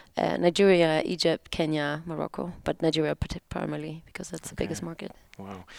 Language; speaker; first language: English; non-native, fluent; German